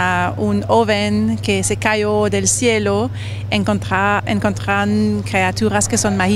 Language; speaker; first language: Spanish; non-native, learner; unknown